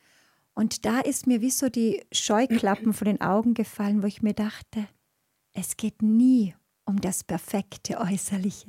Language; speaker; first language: German; native; German